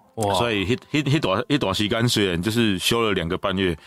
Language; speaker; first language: Min Nan Chinese; native; Min Nan Chinese